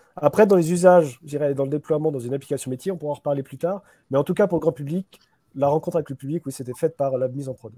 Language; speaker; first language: French; native; French